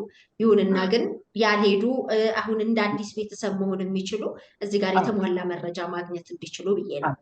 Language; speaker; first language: Amharic; native; Amharic